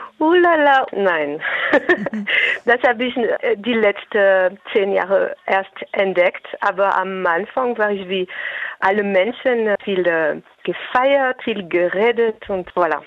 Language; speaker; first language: German; non-native, fluent; French